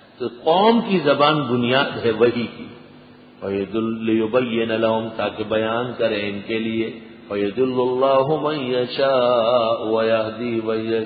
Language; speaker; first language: Urdu; non-native, local second language; Pashto